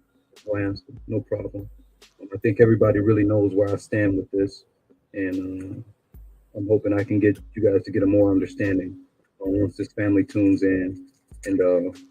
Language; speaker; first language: English; native; English